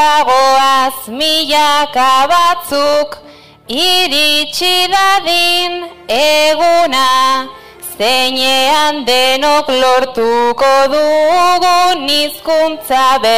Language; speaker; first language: Basque; non-native, local second language; Spanish